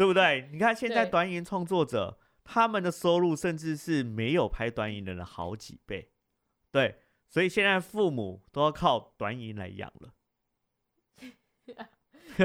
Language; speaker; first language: Chinese; native; Chinese